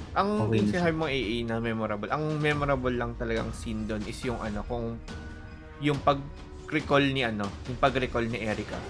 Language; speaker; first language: Filipino; early bilingual, other home language; Japanese